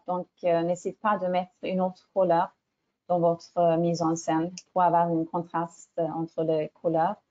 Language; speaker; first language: French; non-native, fluent; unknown